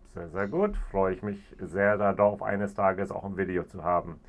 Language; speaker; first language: German; non-native, fluent; English